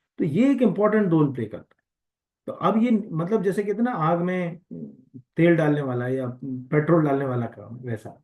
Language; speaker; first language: Hindi; native; Hindi